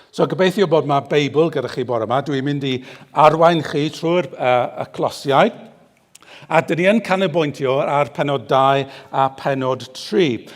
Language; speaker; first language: Welsh; native; Welsh